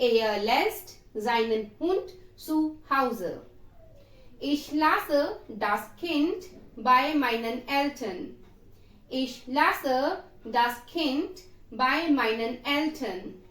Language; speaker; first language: German; non-native, fluent; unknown